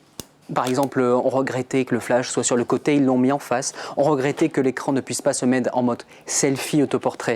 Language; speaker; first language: French; native; French